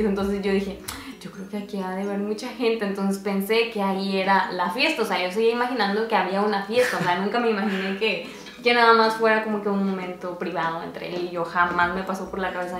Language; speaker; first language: Spanish; native; Spanish